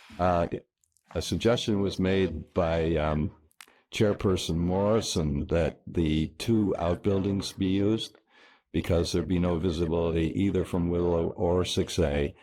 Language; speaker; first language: English; native; English